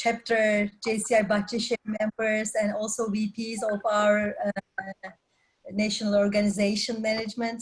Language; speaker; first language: English; non-native, fluent; Turkish